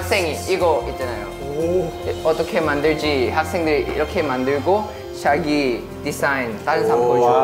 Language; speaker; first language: Korean; non-native, fluent; Thai